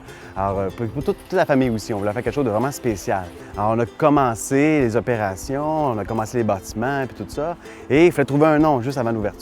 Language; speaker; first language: French; native; French